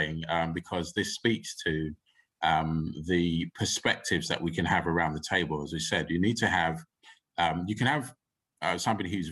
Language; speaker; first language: English; native; English